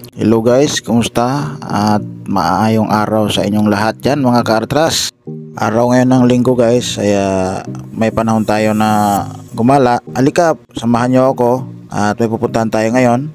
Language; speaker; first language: Filipino; non-native, local second language; Hiligaynon